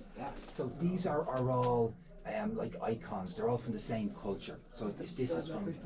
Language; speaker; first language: English; native; English